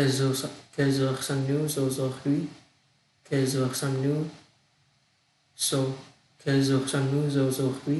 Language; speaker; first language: French; non-native, learner; Vietnamese